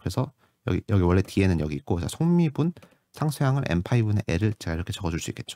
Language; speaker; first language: Korean; native; Korean